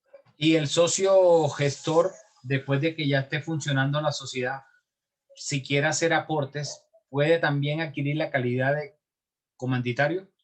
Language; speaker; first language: Spanish; native; Spanish